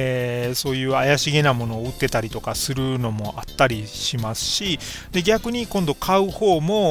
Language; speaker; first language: Japanese; native; Japanese